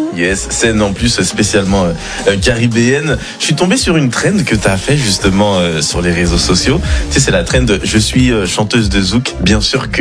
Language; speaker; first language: French; native; French